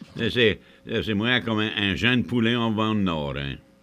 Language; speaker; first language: French; early bilingual, heritage; French